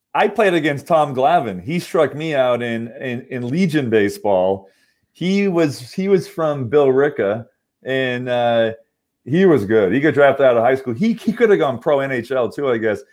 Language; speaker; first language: English; native; English